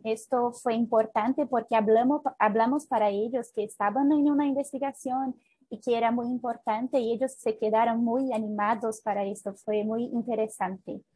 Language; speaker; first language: Spanish; non-native, fluent; Portuguese